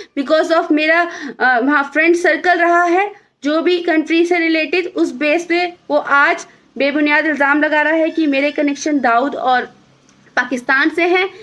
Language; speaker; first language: Hindi; native; Hindi